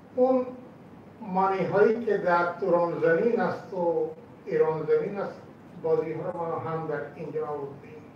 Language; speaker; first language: Persian; non-native, fluent; Hindi